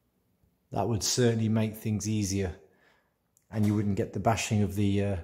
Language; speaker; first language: English; native; English